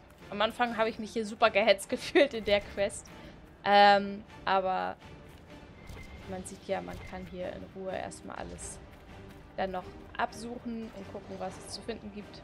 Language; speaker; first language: German; native; German